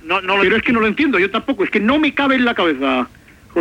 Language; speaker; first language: Spanish; native; Spanish